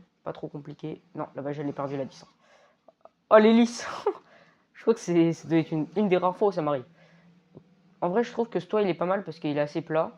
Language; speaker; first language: French; native; French